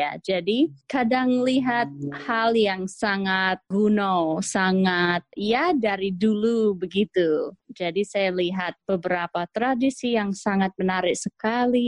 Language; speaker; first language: Indonesian; non-native, fluent; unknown